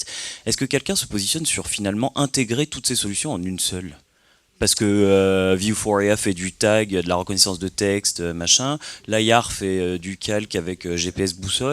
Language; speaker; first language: French; native; French